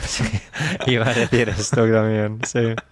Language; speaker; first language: Spanish; non-native, fluent; English